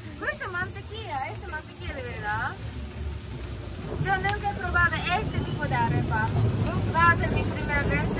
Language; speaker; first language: Spanish; non-native, learner; Japanese